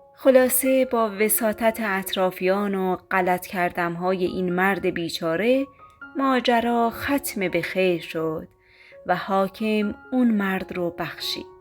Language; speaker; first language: Persian; native; Persian